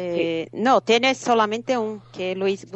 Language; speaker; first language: Spanish; non-native, fluent; Portuguese